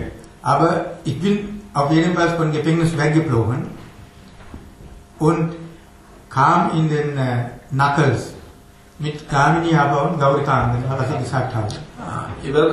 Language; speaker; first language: German; non-native, fluent; Tamil